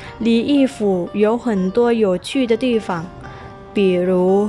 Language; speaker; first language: Chinese; non-native, learner; Thai